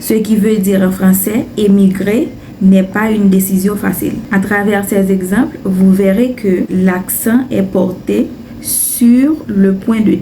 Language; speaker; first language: French; non-native, learner; Haitian Creole